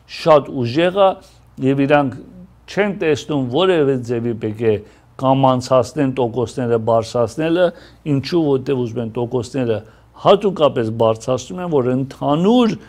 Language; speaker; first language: Armenian; early bilingual, heritage; Armenian